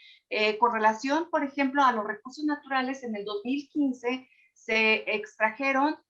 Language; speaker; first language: Spanish; native; Spanish